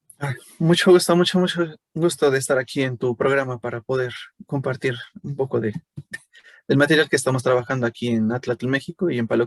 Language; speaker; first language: Spanish; native; Spanish